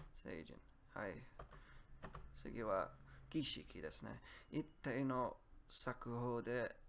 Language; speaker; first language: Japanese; non-native, learner; Polish